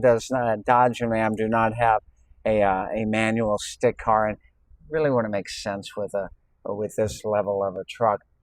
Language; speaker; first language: English; native; English